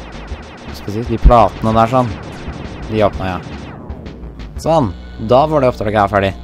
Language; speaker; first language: Norwegian; native; Norwegian